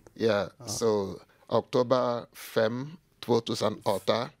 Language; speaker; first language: Swedish; non-native, fluent; Igbo